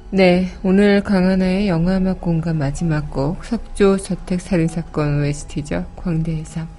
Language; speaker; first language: Korean; native; Korean